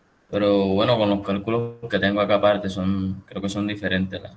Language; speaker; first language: Spanish; native; Spanish